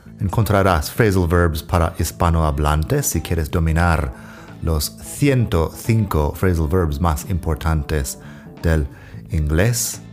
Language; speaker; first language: Spanish; non-native, fluent; English